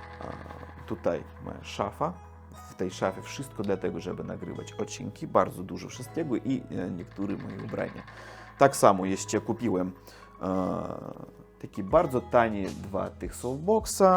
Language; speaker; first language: Polish; non-native, learner; Russian